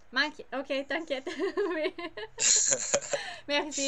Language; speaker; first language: French; non-native, learner; English